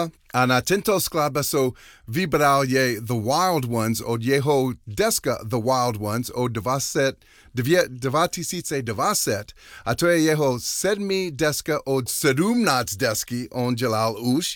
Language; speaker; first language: Czech; non-native, learner; English